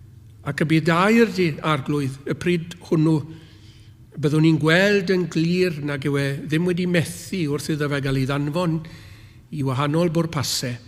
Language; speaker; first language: Welsh; native; Welsh